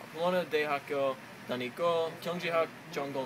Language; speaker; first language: Korean; non-native, learner; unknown